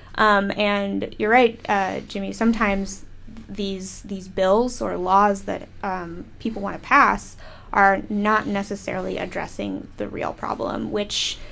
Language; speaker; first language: English; native; English